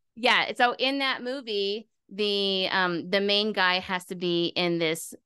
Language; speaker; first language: English; native; English